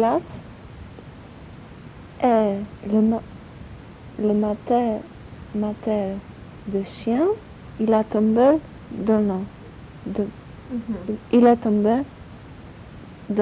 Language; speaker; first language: French; non-native, learner; Polish